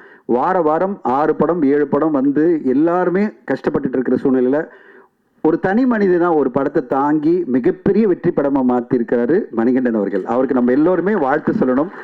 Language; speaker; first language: Tamil; native; Tamil